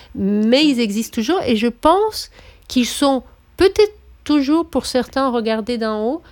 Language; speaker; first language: French; non-native, fluent; Romanian